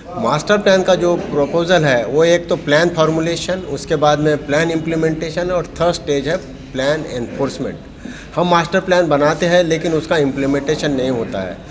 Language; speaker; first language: Hindi; non-native, local second language; Marathi